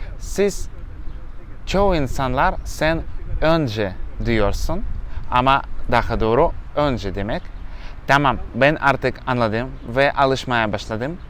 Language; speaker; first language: Turkish; non-native, learner; Russian